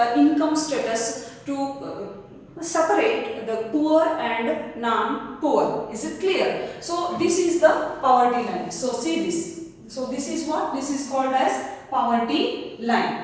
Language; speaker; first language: English; non-native, local second language; Kannada